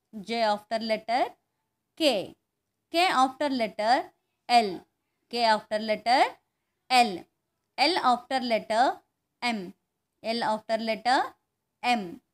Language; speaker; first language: English; non-native, local second language; Telugu